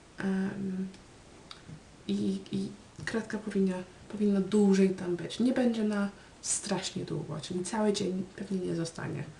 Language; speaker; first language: Polish; early bilingual, heritage; Polish